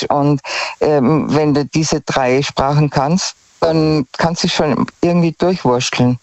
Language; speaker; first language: German; native; German